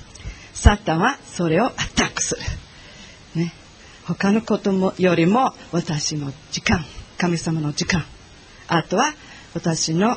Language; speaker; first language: Japanese; non-native, learner; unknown